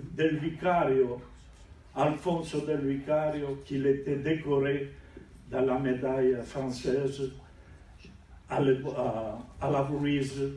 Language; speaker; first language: French; non-native, fluent; Italian